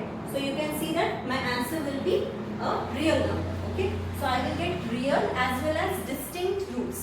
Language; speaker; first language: English; non-native, local second language; Hindi